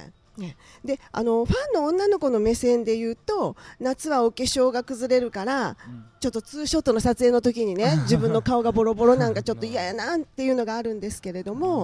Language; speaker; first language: Japanese; native; Japanese